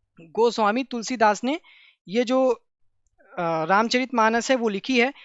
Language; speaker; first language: Hindi; native; Hindi